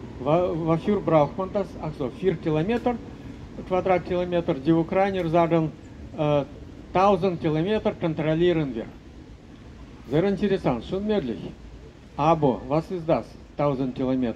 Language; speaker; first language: German; non-native, learner; Russian